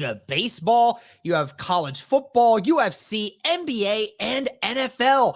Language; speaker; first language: English; native; English